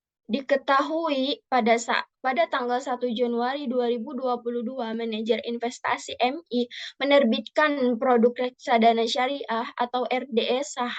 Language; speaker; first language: Indonesian; native; Indonesian